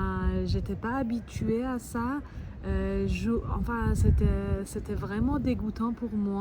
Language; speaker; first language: French; non-native, fluent; Persian